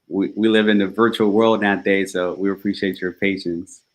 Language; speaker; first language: English; early bilingual, other home language; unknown